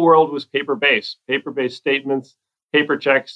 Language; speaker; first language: English; native; English